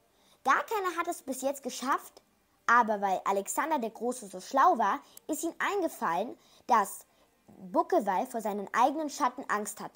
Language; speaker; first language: German; early bilingual, other home language; Macedonian